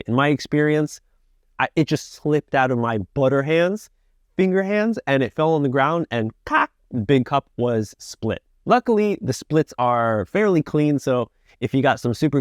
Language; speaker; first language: English; native; English